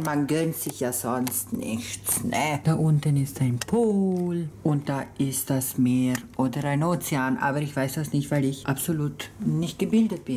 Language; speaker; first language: German; early bilingual, other home language; Spanish